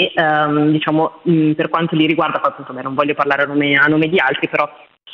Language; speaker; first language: Italian; native; Italian